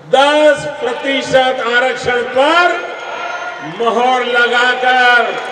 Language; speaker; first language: Hindi; non-native, local second language; Gujarati